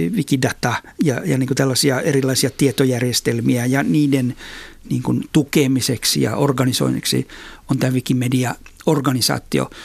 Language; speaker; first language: Finnish; native; Finnish